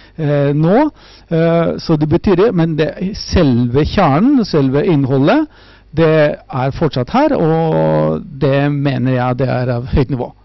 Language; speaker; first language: Norwegian; non-native, fluent; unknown